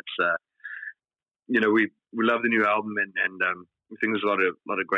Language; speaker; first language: English; native; English